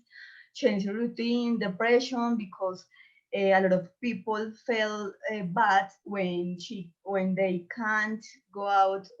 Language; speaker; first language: English; non-native, learner; Spanish